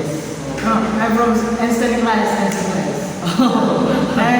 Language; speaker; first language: English; non-native, learner; Indonesian